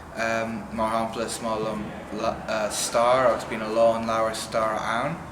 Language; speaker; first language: Irish; non-native, local second language; English